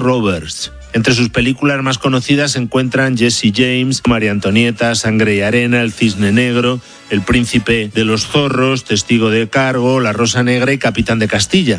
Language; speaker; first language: Spanish; native; Spanish